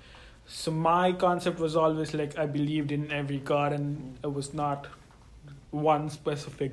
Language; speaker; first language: English; non-native, local second language; Telugu